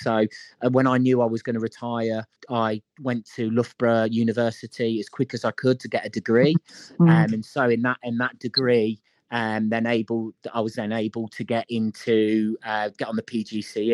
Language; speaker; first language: English; native; English